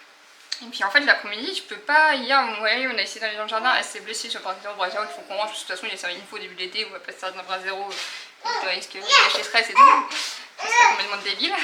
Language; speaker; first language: French; native; French